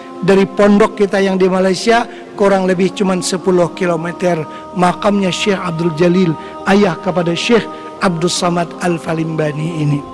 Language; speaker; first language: Indonesian; non-native, local second language; Banjar